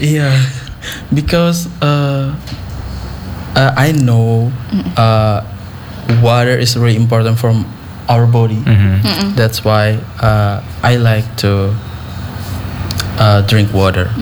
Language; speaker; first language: English; non-native, learner; Indonesian